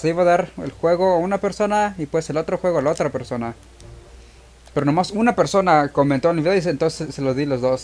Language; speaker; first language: Spanish; early bilingual, heritage; Spanish